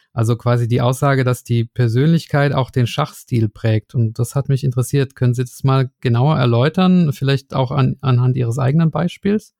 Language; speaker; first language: German; native; German